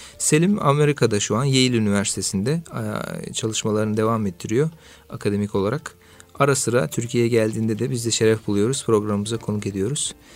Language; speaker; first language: Turkish; native; Turkish